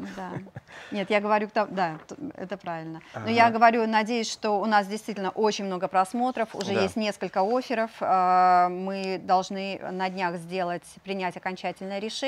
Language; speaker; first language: Russian; native; Russian